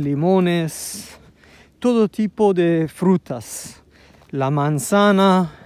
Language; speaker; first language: Spanish; non-native, learner; Persian